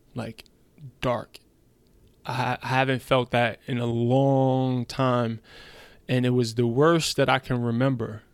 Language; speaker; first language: English; early bilingual, other home language; German